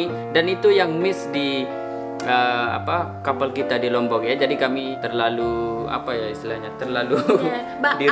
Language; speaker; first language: Indonesian; non-native, local second language; Sasak